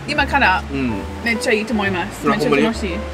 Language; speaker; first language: Japanese; non-native, learner; English